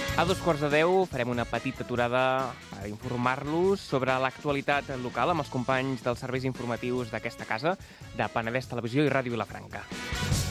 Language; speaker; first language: Catalan; native; Catalan